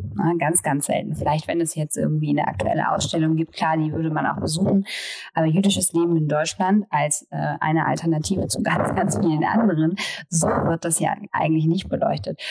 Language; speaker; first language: German; native; German